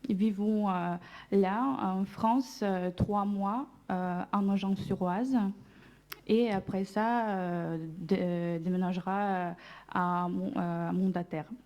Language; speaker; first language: French; non-native, learner; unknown